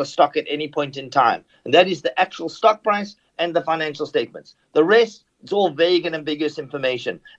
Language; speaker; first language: English; native; English